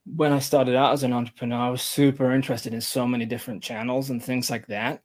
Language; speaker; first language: English; native; English